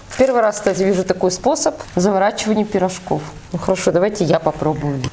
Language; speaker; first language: Russian; native; Russian